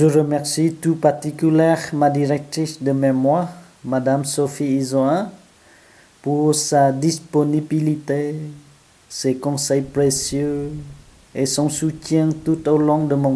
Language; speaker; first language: French; non-native, fluent; Vietnamese